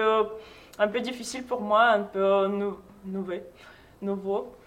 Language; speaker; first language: French; non-native, fluent; Russian